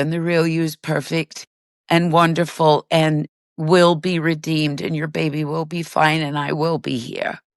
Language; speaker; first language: English; native; English